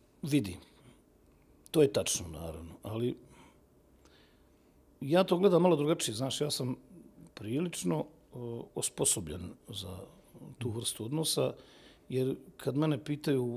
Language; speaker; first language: Serbian; native; Serbian